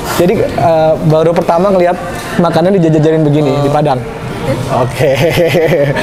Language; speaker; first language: Indonesian; native; Indonesian